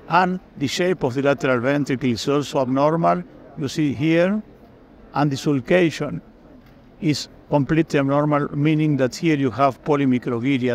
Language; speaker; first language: English; non-native, fluent; Spanish